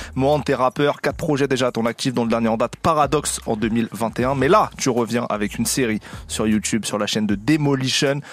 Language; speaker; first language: French; native; French